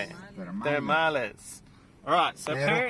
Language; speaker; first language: English; native; English